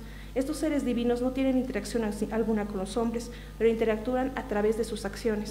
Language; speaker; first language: Spanish; native; Spanish